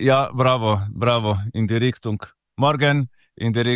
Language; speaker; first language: German; non-native, fluent; Italian